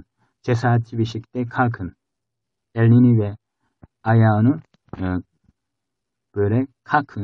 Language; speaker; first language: Turkish; non-native, fluent; Korean